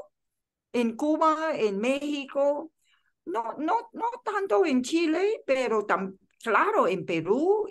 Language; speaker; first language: Spanish; non-native, fluent; Chinese